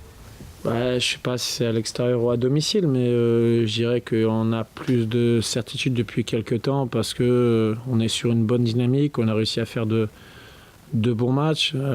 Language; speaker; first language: French; native; French